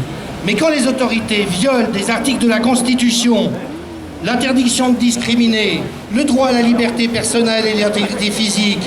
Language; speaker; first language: French; native; French